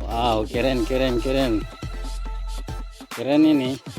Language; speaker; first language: Malay; native; Malay